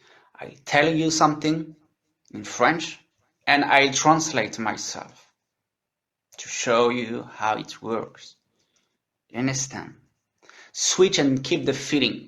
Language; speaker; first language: English; non-native, learner; French